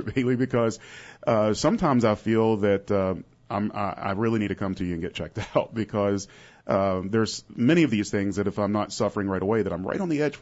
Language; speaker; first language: English; native; English